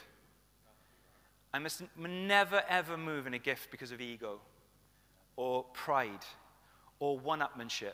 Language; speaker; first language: English; native; English